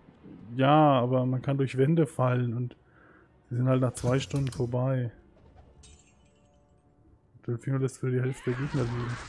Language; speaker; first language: German; native; German